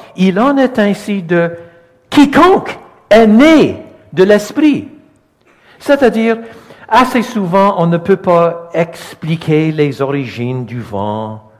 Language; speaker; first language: French; non-native, local second language; English